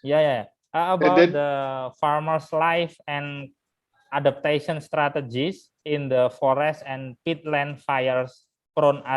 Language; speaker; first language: English; non-native, fluent; Indonesian